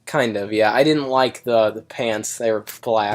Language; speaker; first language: English; native; English